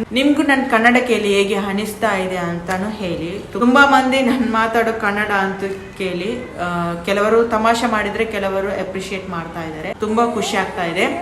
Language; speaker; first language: Kannada; non-native, local second language; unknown